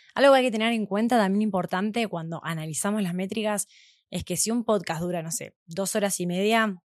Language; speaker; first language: Spanish; native; Spanish